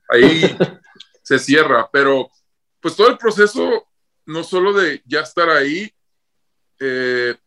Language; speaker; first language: Spanish; native; Spanish